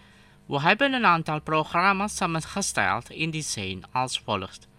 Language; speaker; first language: Dutch; non-native, fluent; Indonesian